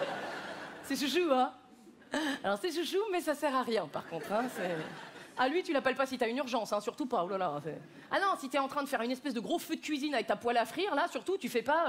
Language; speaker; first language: French; native; French